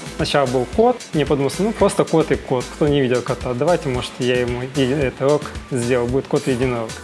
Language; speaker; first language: Russian; native; Russian